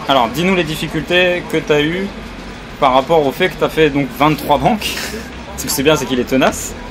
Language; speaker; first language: French; native; French